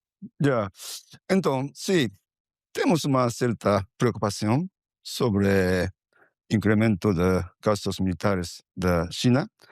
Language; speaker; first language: Portuguese; non-native, fluent; Japanese